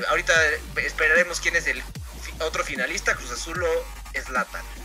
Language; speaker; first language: Spanish; native; Spanish